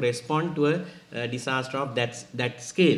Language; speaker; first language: English; non-native, local second language; Sinhala